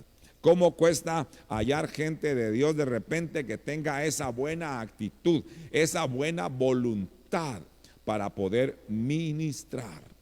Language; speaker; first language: Spanish; native; Spanish